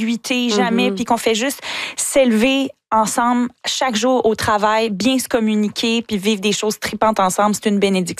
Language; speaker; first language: French; native; French